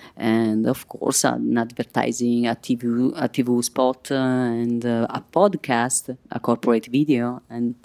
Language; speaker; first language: English; non-native, fluent; Italian